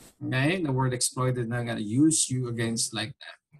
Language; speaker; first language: English; non-native, local second language; Filipino